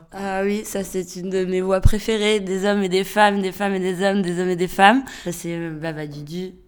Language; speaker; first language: French; native; French